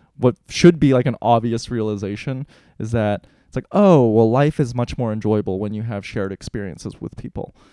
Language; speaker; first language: English; native; English